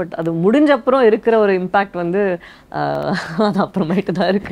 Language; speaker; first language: Tamil; non-native, local second language; Badaga